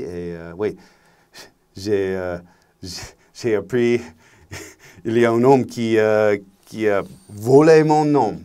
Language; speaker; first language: French; non-native, learner; English